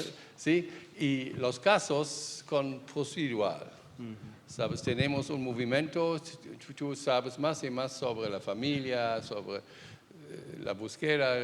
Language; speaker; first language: Spanish; non-native, fluent; German